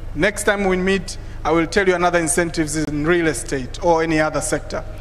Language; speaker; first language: English; non-native, local second language; Swahili